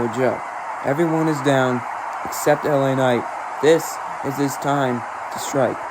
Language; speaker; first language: English; native; English